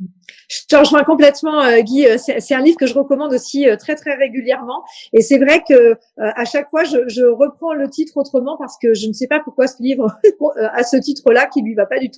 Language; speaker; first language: French; native; French